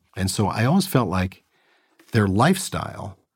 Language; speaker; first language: English; native; English